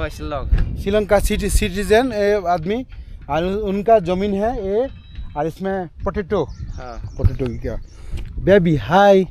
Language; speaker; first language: Hindi; non-native, learner; Bangla